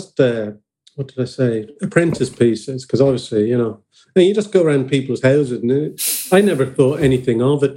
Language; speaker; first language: English; native; English